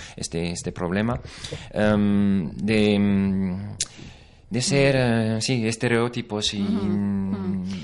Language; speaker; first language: Spanish; non-native, fluent; French